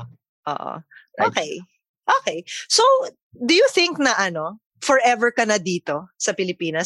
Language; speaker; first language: Filipino; native; Filipino